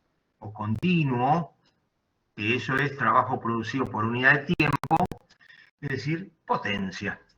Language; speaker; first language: Spanish; native; Spanish